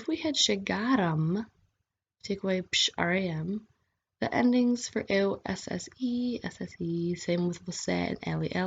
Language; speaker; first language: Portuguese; non-native, fluent; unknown